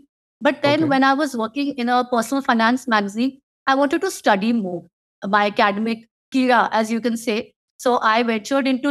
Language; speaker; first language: English; non-native, local second language; Hindi